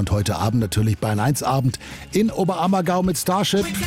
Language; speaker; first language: German; native; German